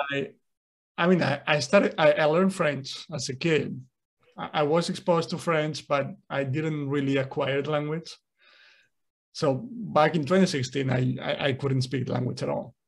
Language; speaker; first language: English; non-native, fluent; Spanish